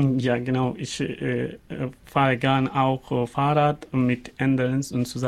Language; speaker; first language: German; non-native, learner; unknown